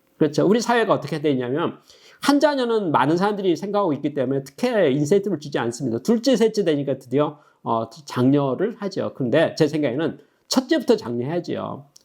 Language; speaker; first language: Korean; native; Korean